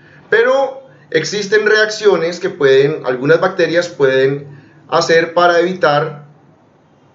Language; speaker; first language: Spanish; native; Spanish